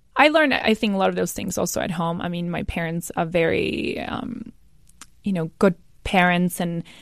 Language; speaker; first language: English; non-native, fluent; Czech